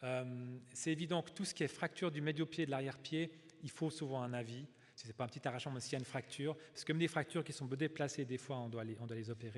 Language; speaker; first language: French; native; French